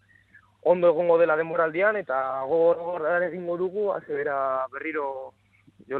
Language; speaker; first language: Basque; non-native, local second language; Spanish